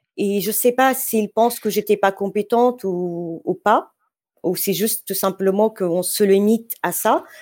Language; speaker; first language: French; non-native, fluent; Arabic